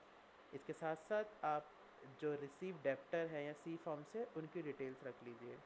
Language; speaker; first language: Hindi; native; Hindi